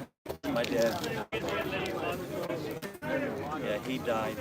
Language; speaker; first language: English; native; English